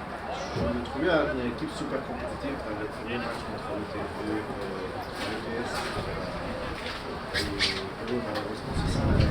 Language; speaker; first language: French; non-native, fluent; English